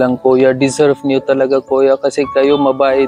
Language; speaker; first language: Filipino; non-native, learner; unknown